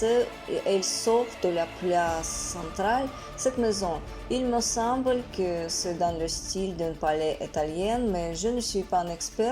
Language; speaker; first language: French; non-native, fluent; Russian